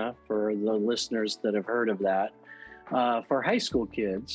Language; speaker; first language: English; native; English